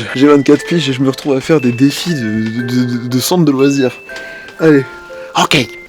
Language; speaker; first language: French; native; French